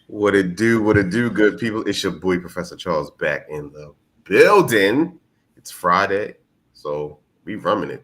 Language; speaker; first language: English; native; English